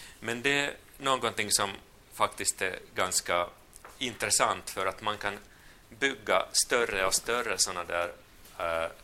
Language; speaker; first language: Swedish; non-native, local second language; Finnish